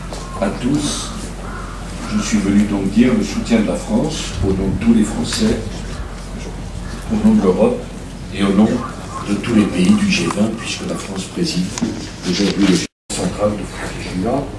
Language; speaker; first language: French; native; French